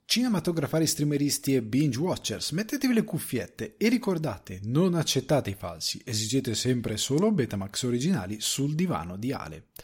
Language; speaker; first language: Italian; native; Italian